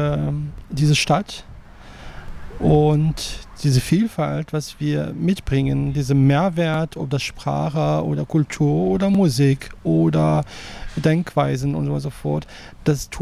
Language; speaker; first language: German; non-native, fluent; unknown